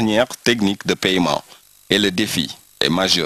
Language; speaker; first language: French; non-native, local second language; Wolof